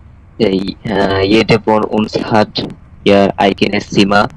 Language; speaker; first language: German; non-native, learner; Bangla